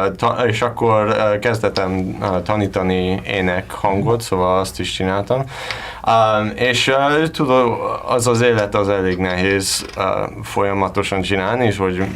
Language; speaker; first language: Hungarian; non-native, learner; English